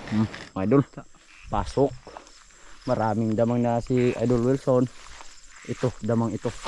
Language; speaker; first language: Filipino; native; Filipino